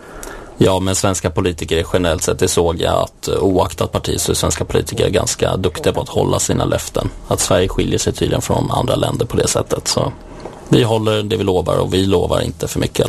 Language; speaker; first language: Swedish; native; Swedish